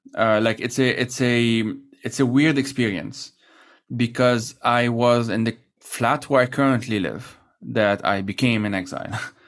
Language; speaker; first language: English; non-native, fluent; Arabic